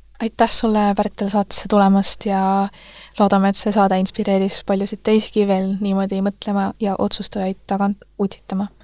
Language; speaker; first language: Estonian; native; Estonian